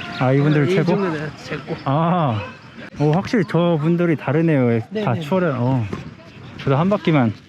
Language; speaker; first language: Korean; native; Korean